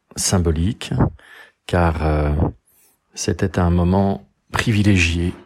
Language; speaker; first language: French; native; French